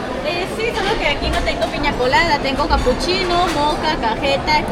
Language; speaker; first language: Spanish; native; Spanish